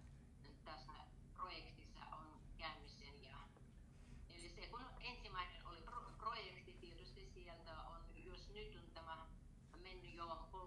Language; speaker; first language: Finnish; non-native, learner; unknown